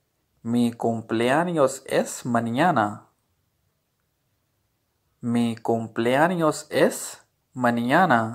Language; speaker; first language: Spanish; non-native, learner; Urdu